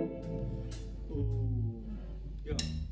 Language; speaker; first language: German; non-native, learner; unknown